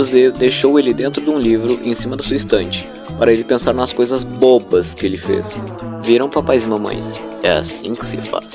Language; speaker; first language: Portuguese; native; Portuguese